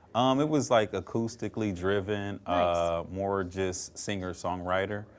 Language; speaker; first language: English; native; English